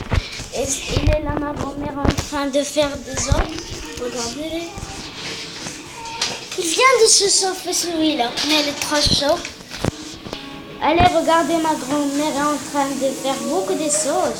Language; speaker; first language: French; non-native, learner; Arabic